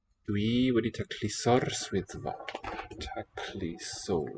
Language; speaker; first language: Welsh; non-native, learner; English